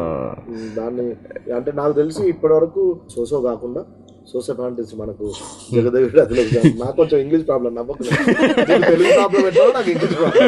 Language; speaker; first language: Telugu; native; Telugu